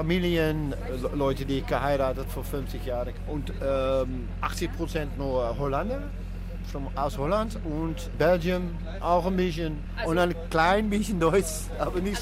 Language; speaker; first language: German; non-native, learner; Dutch